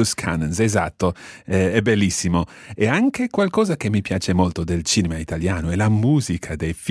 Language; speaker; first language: Italian; non-native, fluent; English